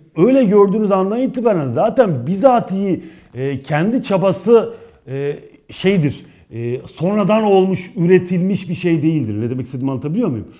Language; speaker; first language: Turkish; native; Turkish